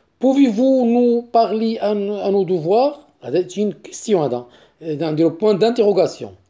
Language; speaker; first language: French; non-native, local second language; Arabic